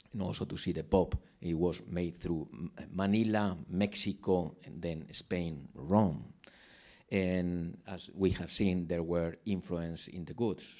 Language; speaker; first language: English; non-native, fluent; Spanish